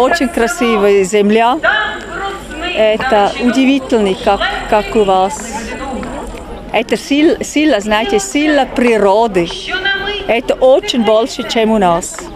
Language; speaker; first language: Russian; non-native, learner; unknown